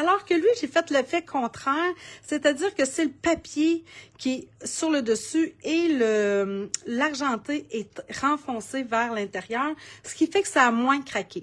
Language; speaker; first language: French; native; French